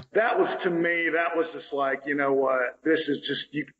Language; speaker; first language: English; native; English